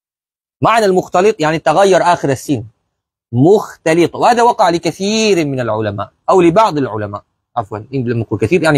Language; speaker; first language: Arabic; non-native, fluent; Malay